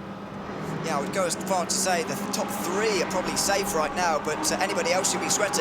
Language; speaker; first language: English; native; English